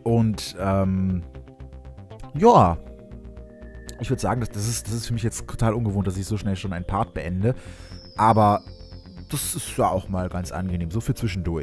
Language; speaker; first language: German; native; German